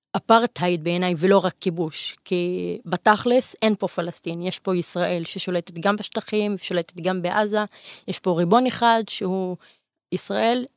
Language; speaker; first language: Hebrew; non-native, local second language; Arabic